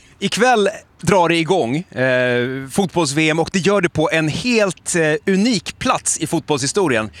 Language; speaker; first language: Swedish; native; Swedish